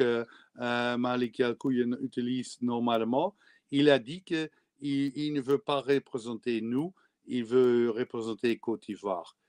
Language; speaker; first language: French; non-native, learner; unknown